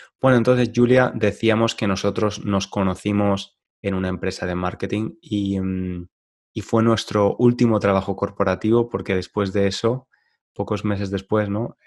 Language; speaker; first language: Spanish; native; Spanish